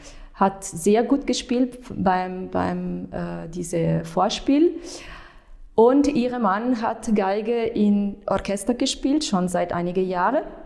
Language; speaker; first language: German; non-native, fluent; Italian